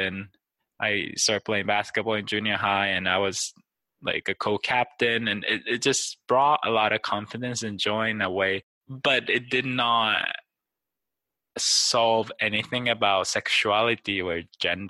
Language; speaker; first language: English; non-native, fluent; Japanese